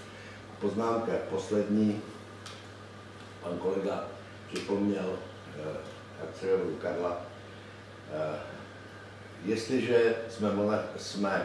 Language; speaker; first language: Czech; native; Czech